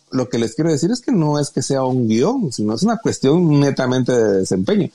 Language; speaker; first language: Spanish; native; Spanish